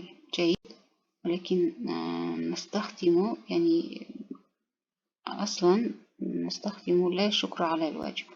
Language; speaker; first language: Arabic; non-native, learner; Kazakh